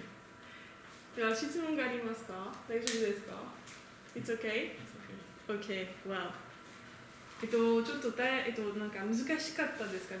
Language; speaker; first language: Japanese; non-native, learner; French